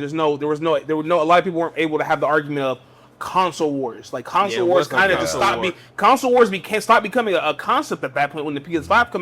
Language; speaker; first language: English; native; English